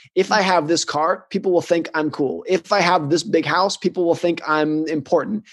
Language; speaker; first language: English; native; English